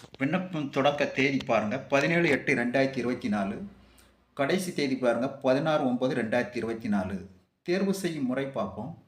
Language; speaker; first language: Tamil; native; Tamil